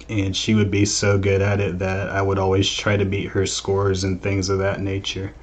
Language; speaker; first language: English; native; English